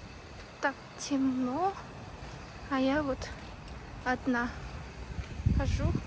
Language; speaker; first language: Russian; non-native, local second language; Kazakh